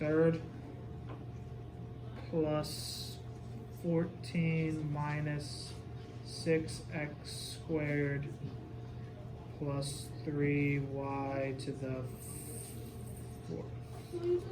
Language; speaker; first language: English; native; English